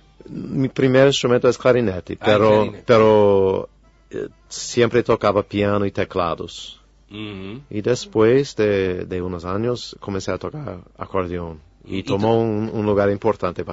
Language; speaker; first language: Spanish; non-native, fluent; English